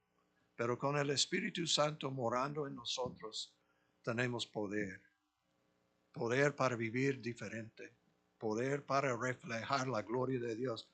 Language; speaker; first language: Spanish; non-native, fluent; English